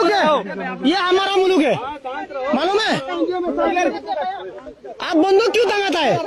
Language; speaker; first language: Hindi; non-native, learner; Bangla